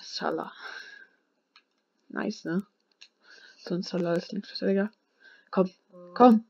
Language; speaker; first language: German; native; German